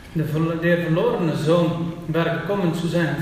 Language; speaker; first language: German; non-native, fluent; Dutch